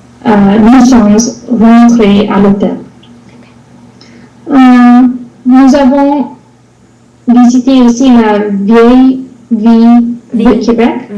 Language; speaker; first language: French; non-native, learner; English